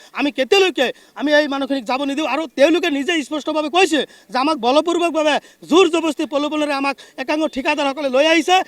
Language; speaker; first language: Assamese; non-native, local second language; Bangla